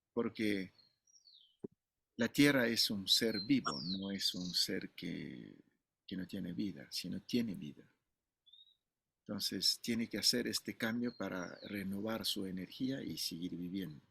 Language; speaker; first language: Spanish; non-native, fluent; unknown